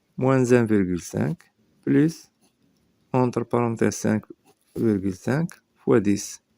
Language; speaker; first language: French; non-native, local second language; Arabic